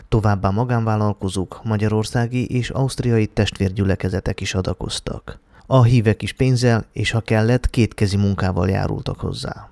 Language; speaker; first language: Hungarian; native; Hungarian